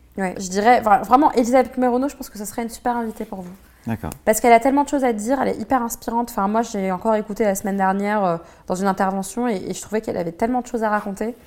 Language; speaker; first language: French; native; French